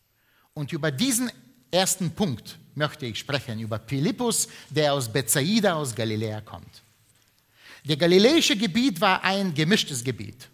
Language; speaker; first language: German; non-native, fluent; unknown